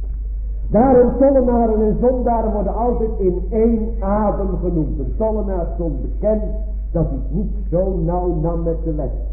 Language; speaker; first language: Dutch; native; Dutch